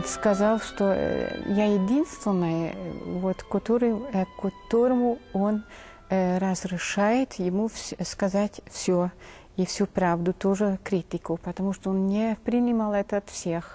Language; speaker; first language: Russian; non-native, fluent; Dutch